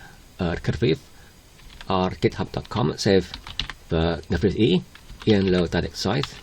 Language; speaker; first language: Welsh; non-native, learner; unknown